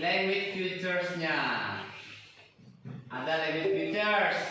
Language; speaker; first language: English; non-native, fluent; Indonesian